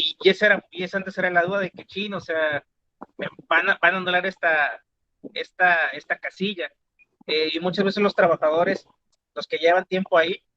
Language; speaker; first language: Spanish; native; Spanish